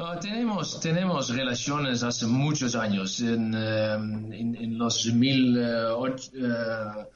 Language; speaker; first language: Spanish; non-native, learner; Dutch